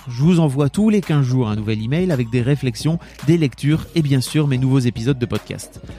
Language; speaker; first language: French; native; French